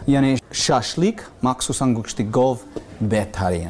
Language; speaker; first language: Persian; non-native, learner; English